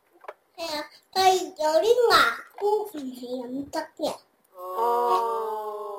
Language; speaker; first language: Chinese; early bilingual, heritage; Cantonese